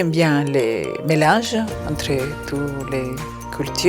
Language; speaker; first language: French; non-native, fluent; Spanish